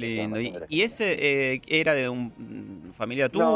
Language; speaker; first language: Spanish; native; Spanish